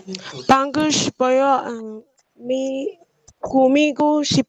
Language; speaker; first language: Korean; non-native, learner; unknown